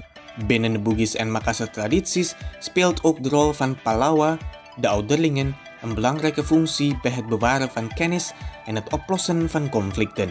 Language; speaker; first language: Dutch; non-native, fluent; Indonesian